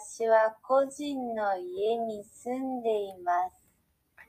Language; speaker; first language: Japanese; non-native, learner; Hebrew